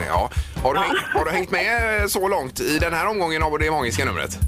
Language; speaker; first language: Swedish; native; Swedish